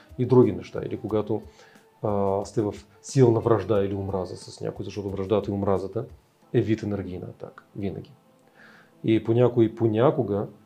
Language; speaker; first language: Bulgarian; early bilingual, heritage; Russian